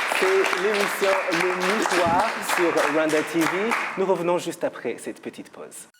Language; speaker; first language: French; non-native, local second language; Kinyarwanda